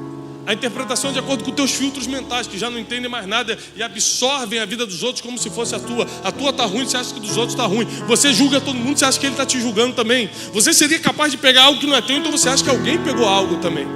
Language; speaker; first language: Portuguese; native; Portuguese